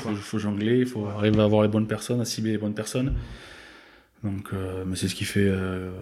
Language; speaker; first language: French; native; French